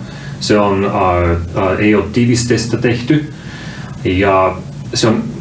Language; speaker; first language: Finnish; non-native, fluent; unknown